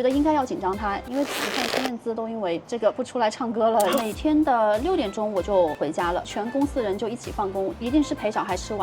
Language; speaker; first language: Chinese; native; Chinese